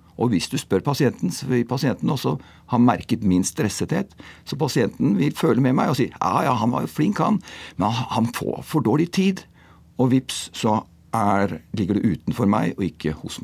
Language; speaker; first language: Norwegian; native; Norwegian